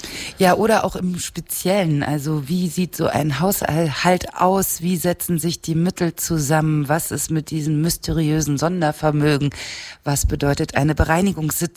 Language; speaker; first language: German; native; German